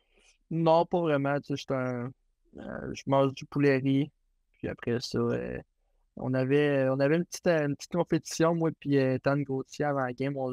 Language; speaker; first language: French; native; French